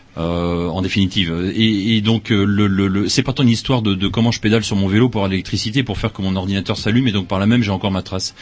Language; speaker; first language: French; native; French